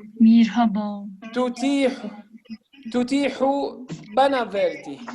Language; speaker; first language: Arabic; non-native, fluent; Turkish